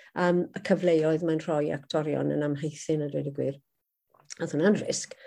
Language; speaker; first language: Welsh; native; Welsh